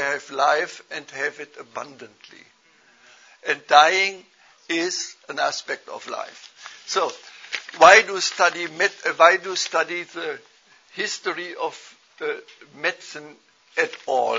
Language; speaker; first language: English; non-native, fluent; German